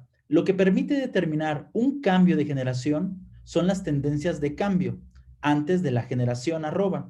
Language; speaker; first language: Spanish; native; Spanish